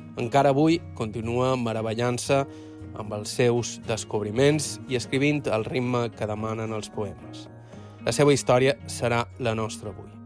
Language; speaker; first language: Catalan; native; Catalan